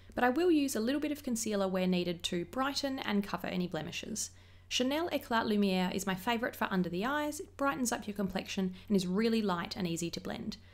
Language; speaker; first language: English; native; English